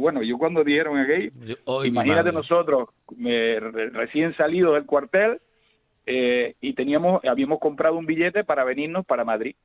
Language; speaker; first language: Spanish; native; Spanish